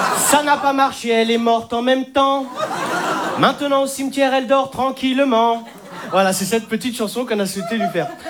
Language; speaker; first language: French; native; French